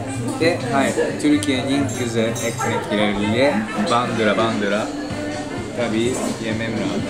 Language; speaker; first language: Turkish; non-native, fluent; Japanese